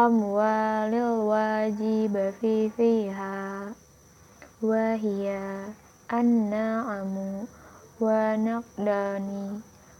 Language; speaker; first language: Arabic; non-native, learner; Indonesian